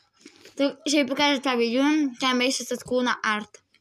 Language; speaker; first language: Bulgarian; early bilingual, other home language; Russian